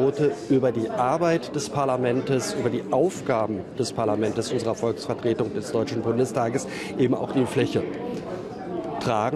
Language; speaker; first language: German; native; German